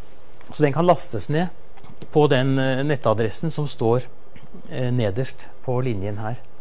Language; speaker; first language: Norwegian; native; Norwegian